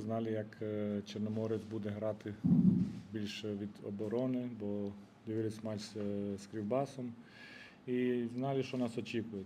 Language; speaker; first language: Ukrainian; non-native, fluent; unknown